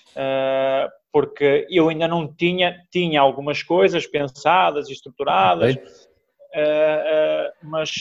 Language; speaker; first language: Portuguese; native; Portuguese